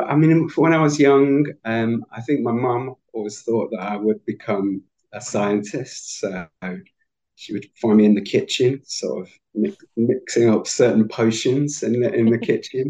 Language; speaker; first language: English; native; English